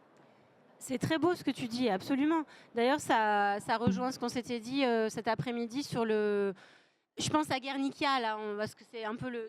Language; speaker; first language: French; native; French